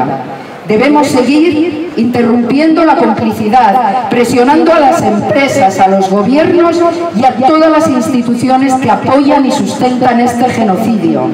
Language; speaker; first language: Spanish; native; Spanish